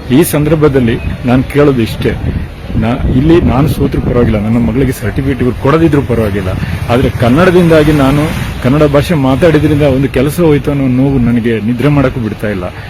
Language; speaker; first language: Kannada; native; Kannada